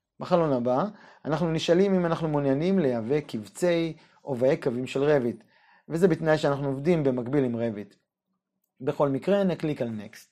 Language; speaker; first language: Hebrew; native; Hebrew